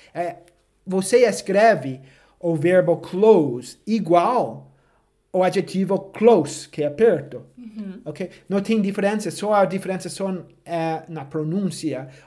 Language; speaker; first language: Portuguese; non-native, fluent; English